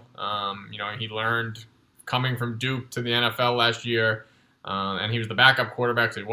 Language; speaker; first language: English; native; English